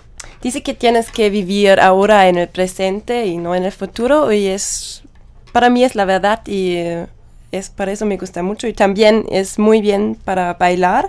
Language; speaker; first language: Spanish; non-native, learner; German